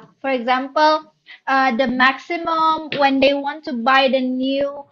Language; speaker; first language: English; non-native, learner; Indonesian